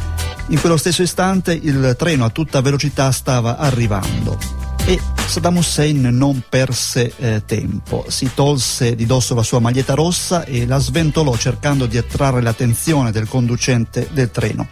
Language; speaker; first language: Italian; native; Italian